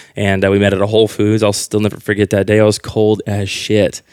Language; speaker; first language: English; native; English